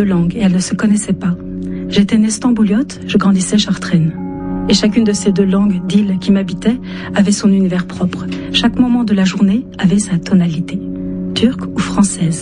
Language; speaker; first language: French; non-native, local second language; Turkish